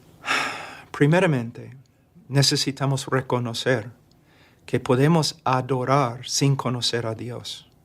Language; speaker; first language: Spanish; non-native, fluent; English